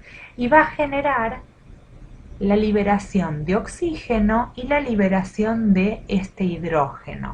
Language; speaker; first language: Spanish; native; Spanish